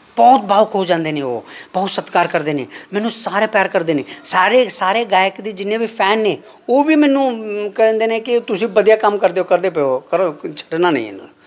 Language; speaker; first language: Punjabi; non-native, fluent; Kannada